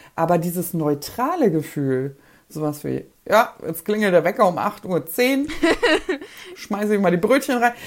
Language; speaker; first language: German; early bilingual, other home language; Polish